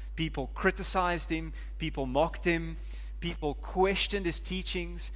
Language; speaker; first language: English; non-native, local second language; Afrikaans